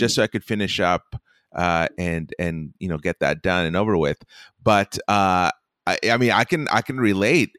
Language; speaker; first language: English; early bilingual, other home language; Spanish